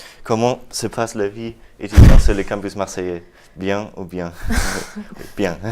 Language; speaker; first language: French; non-native, fluent; German